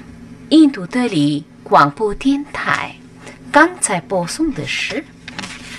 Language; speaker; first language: Chinese; non-native, fluent; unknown